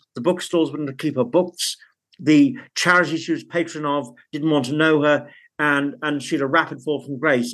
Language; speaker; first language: English; native; English